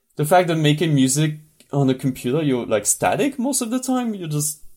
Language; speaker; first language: English; non-native, fluent; French